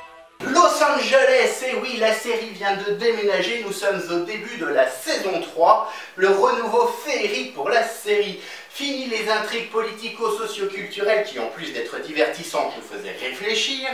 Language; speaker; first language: French; native; French